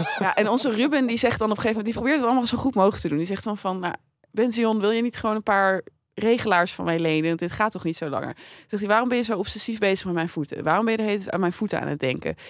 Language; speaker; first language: Dutch; native; Dutch